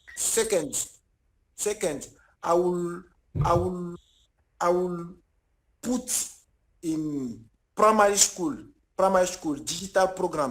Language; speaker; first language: English; non-native, learner; French